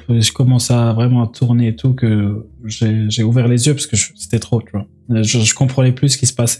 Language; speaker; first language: French; native; French